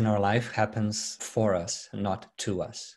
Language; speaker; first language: English; non-native, fluent; Portuguese